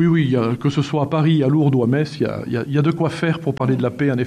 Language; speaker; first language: French; native; French